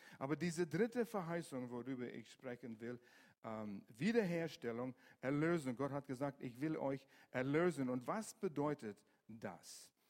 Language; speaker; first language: German; non-native, fluent; English